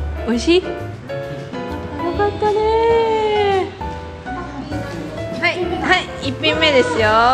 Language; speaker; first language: Japanese; native; Japanese